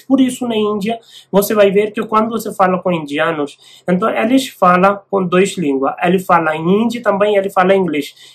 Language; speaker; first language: Portuguese; non-native, learner; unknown